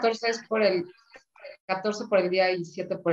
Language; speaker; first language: Spanish; native; Spanish